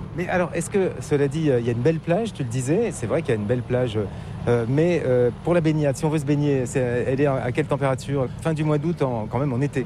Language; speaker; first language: French; native; French